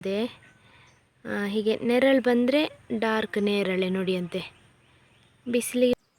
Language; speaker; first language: Kannada; non-native, local second language; Tulu